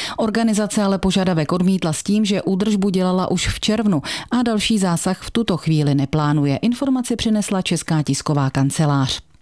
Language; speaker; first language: Czech; native; Czech